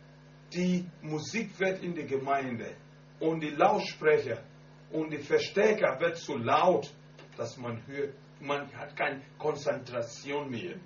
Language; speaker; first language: German; non-native, learner; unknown